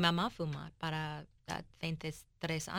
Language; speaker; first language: Spanish; early bilingual, heritage; English